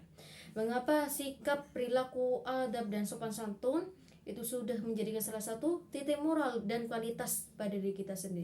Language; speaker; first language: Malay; non-native, local second language; Madurese